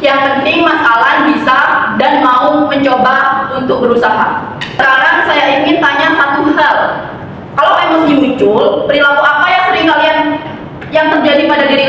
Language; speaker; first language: Indonesian; native; Indonesian